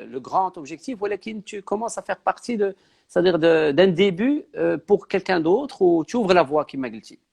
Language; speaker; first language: French; non-native, local second language; Arabic